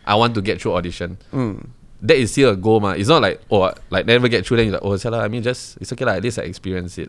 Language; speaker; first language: English; native; English